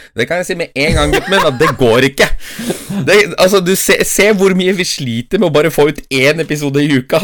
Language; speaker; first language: Norwegian; early bilingual, other home language; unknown